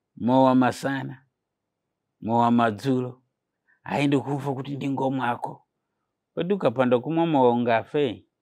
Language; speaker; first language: Nyanja; non-native, fluent; Nyankole